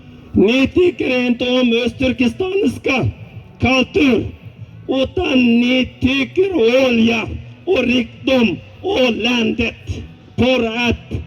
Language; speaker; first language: Swedish; non-native, learner; Uyghur